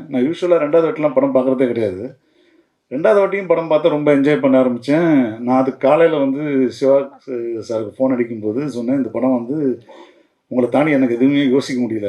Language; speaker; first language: Tamil; native; Tamil